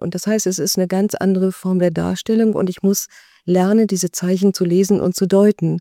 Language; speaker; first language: German; native; German